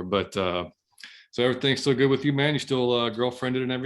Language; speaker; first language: English; native; English